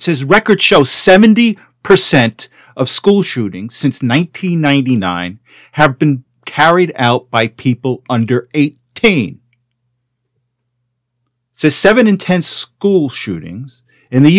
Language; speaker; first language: English; native; English